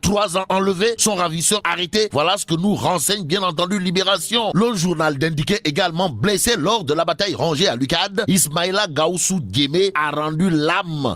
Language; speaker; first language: French; non-native, local second language; Wolof